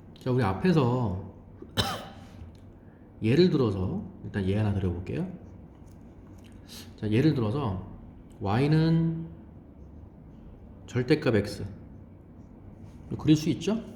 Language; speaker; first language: Korean; native; Korean